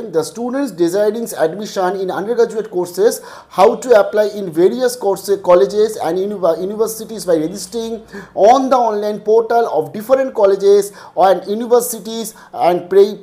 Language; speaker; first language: English; non-native, local second language; Bangla